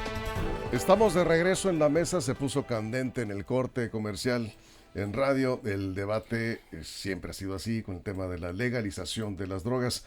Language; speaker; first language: Spanish; native; Spanish